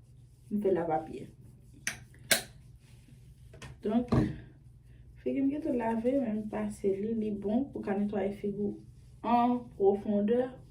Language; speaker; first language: French; non-native, learner; Haitian Creole